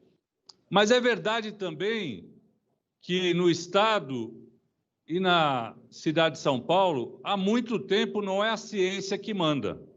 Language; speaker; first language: Portuguese; native; Portuguese